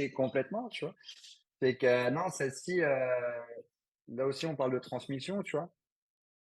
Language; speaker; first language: French; native; French